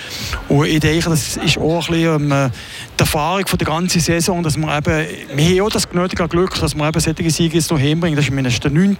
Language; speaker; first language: German; native; German